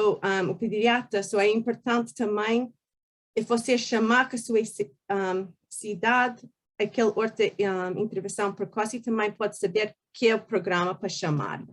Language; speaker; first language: Portuguese; early bilingual, heritage; Portuguese